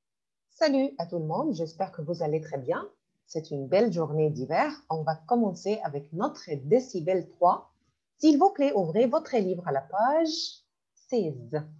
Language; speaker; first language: French; non-native, fluent; Arabic